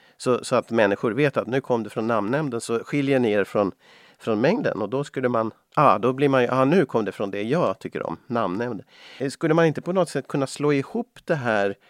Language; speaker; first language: Swedish; native; Swedish